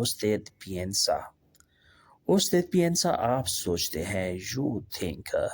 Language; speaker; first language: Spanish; non-native, learner; Urdu